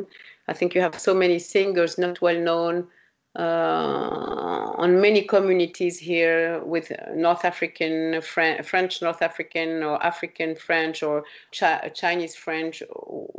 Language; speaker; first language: English; non-native, fluent; French